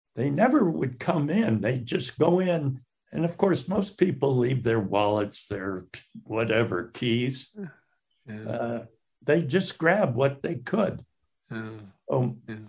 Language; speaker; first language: English; native; English